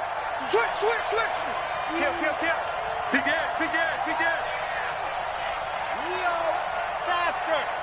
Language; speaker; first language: English; native; English